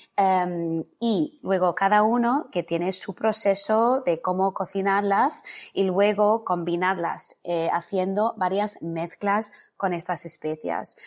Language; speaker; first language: Spanish; non-native, fluent; English